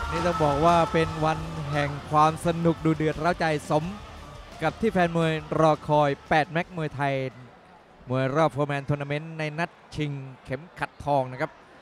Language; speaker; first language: Thai; native; Thai